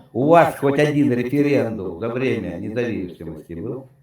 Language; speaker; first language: Russian; native; Russian